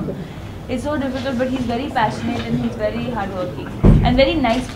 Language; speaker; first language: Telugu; non-native, local second language; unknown